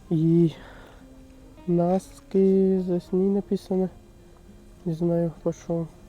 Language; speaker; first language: Russian; non-native, learner; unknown